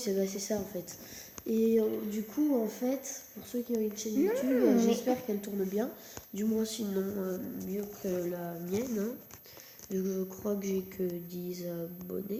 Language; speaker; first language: French; native; French